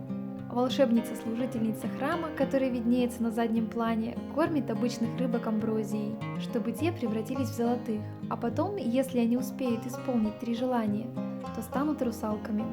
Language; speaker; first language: Russian; native; Russian